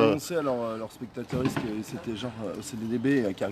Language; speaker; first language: French; native; French